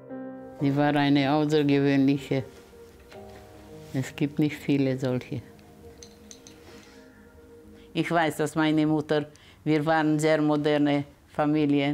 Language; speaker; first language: German; early bilingual, heritage; German